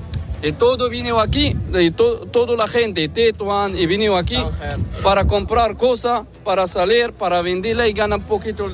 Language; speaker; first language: Spanish; non-native, learner; Arabic